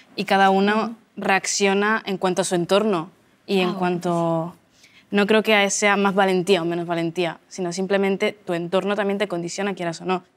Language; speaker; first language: Spanish; native; Spanish